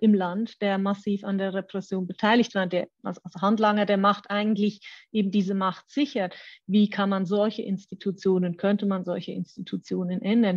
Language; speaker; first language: German; native; German